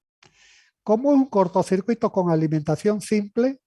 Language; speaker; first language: Spanish; native; Spanish